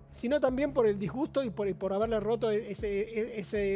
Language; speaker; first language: Spanish; native; Spanish